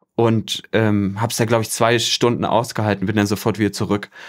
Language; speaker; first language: German; native; German